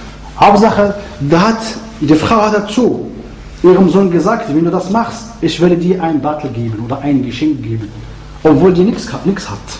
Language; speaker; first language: German; non-native, fluent; Arabic